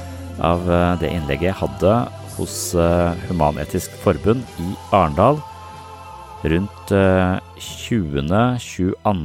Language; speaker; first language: Norwegian; native; Norwegian